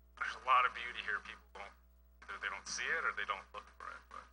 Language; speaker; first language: English; native; English